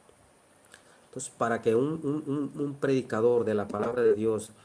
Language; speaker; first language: Spanish; native; Spanish